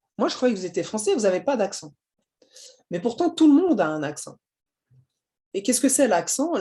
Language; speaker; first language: French; native; French